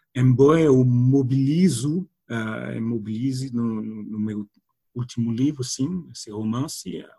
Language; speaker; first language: Portuguese; non-native, fluent; French